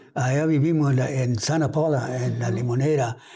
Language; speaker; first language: Spanish; early bilingual, heritage; Spanish